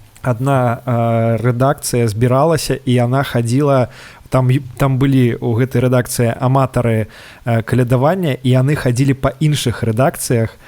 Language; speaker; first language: Belarusian; native; Belarusian